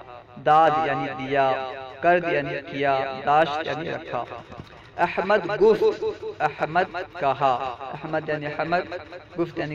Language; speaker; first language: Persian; non-native, fluent; Urdu